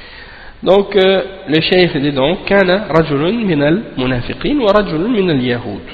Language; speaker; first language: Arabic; non-native, fluent; French